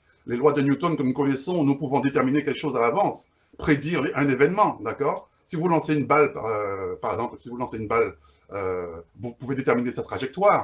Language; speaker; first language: French; native; French